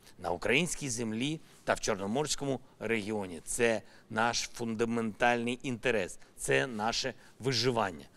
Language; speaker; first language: Ukrainian; non-native, local second language; Russian